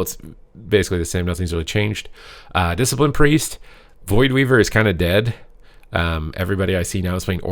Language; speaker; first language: English; native; English